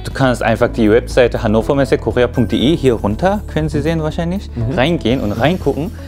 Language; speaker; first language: German; non-native, fluent; Korean